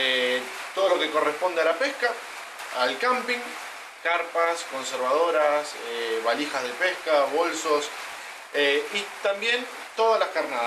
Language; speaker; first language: Spanish; native; Spanish